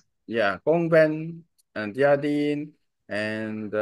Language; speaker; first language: English; non-native, learner; Korean